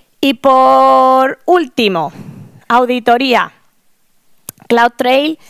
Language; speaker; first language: Spanish; native; Spanish